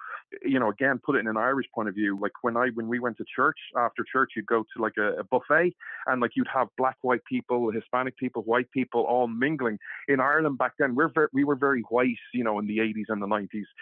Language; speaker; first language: English; native; English